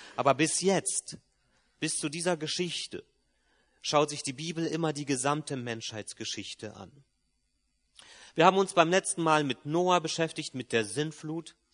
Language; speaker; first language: German; early bilingual, other home language; Polish